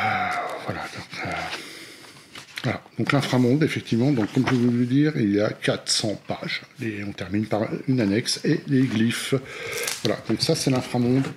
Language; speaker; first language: French; native; French